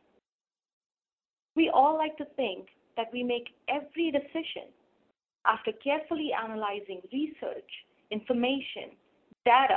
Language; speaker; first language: English; non-native, local second language; Hindi